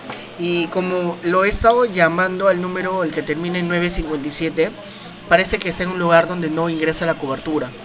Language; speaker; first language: Spanish; native; Spanish